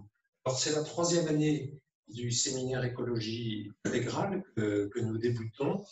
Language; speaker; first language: French; native; French